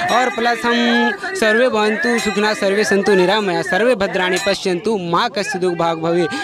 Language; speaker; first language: Hindi; native; Hindi